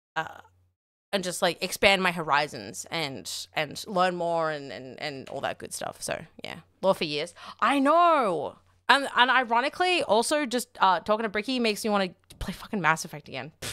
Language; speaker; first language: English; native; English